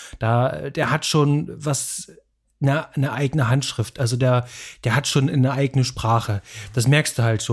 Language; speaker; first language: German; native; German